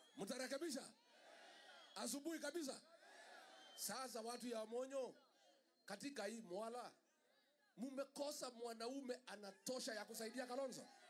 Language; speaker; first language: Swahili; non-native, local second language; Kikuyu